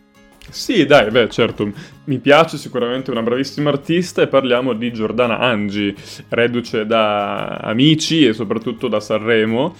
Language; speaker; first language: Italian; native; Italian